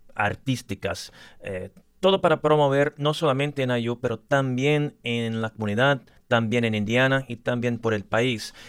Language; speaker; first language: Spanish; early bilingual, other home language; English